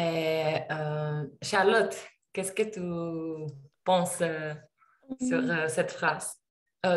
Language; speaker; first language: French; non-native, learner; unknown